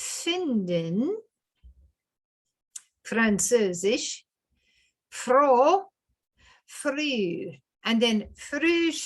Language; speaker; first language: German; non-native, fluent; English